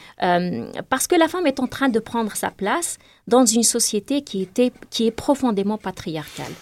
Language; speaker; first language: French; non-native, local second language; Kabyle